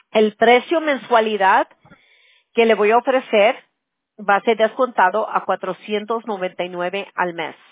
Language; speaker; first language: Spanish; early bilingual, other home language; English